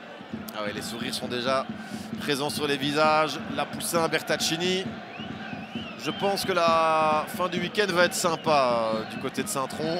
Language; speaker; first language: French; native; French